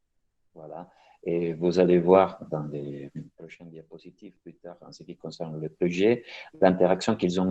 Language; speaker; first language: French; non-native, fluent; Spanish